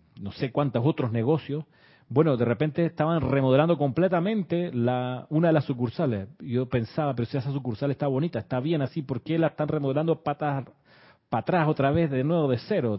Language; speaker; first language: Spanish; native; Spanish